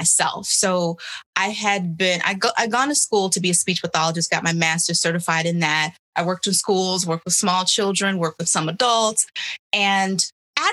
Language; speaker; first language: English; native; English